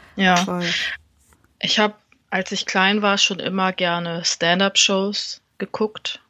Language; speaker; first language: German; early bilingual, other home language; Vietnamese